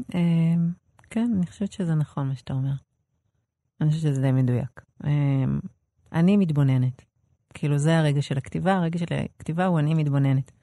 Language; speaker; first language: Hebrew; native; Hebrew